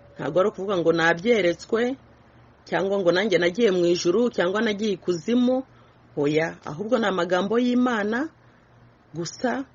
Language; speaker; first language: Kinyarwanda; non-native, local second language; Swahili